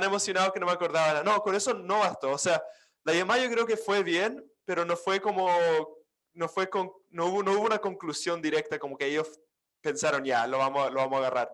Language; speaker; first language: Spanish; non-native, fluent; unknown